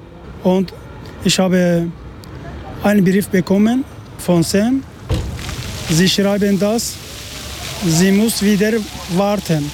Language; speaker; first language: German; non-native, learner; Persian